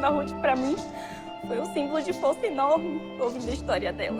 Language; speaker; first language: Portuguese; native; Portuguese